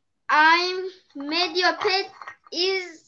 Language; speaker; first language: English; non-native, learner; Turkish